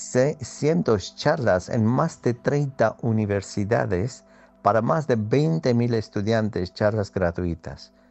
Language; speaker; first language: Spanish; non-native, fluent; Armenian